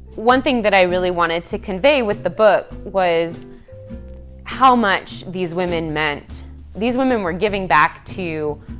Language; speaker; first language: English; native; English